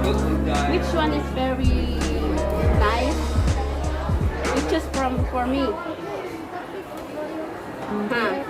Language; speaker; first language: English; non-native, learner; Filipino